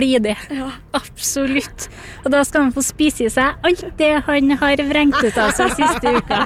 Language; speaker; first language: Norwegian; native; Norwegian